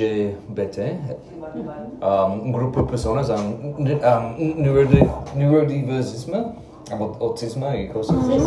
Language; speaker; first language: Catalan; non-native, learner; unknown